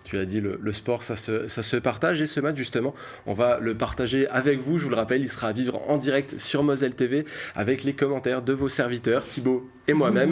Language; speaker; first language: French; native; French